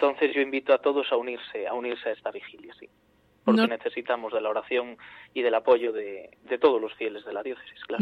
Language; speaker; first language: Spanish; native; Spanish